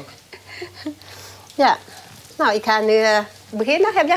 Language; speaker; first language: Dutch; non-native, learner; Thai